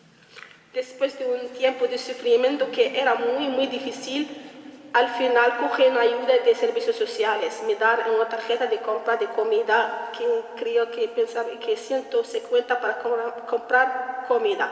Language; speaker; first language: Spanish; non-native, learner; Arabic